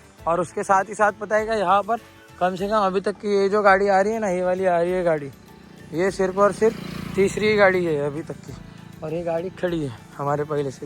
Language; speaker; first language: Hindi; non-native, local second language; Marathi